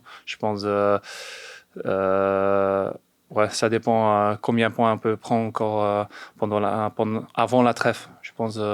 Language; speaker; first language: French; non-native, fluent; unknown